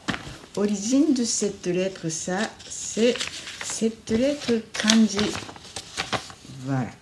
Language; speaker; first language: French; non-native, learner; Japanese